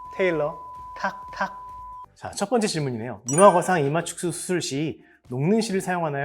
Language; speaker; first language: Korean; native; Korean